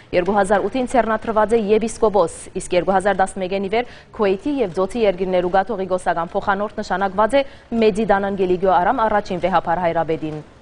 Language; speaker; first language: Armenian; native; Armenian